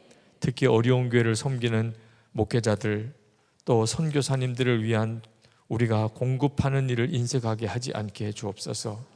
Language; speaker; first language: Korean; native; Korean